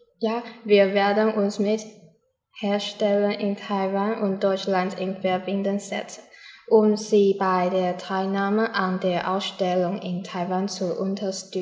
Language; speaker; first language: German; non-native, learner; Chinese